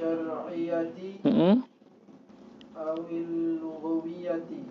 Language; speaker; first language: Arabic; non-native, learner; Indonesian